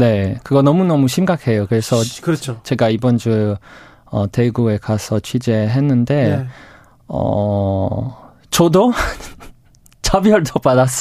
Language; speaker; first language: Korean; non-native, fluent; English